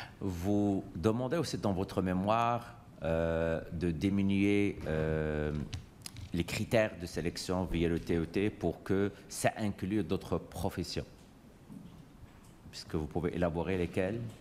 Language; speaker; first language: French; native; French